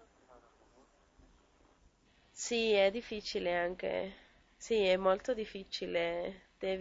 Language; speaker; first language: Italian; non-native, learner; Spanish